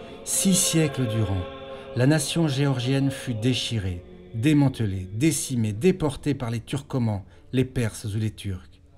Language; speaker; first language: French; native; French